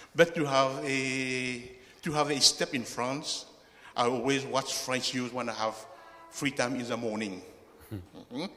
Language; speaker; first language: English; non-native, fluent; Chinese